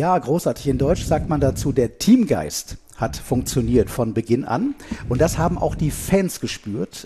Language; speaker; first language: German; native; German